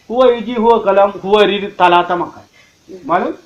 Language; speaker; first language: Arabic; non-native, learner; Malayalam